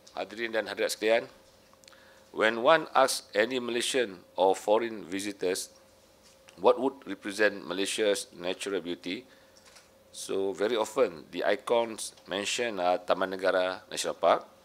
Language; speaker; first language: English; non-native, local second language; Malay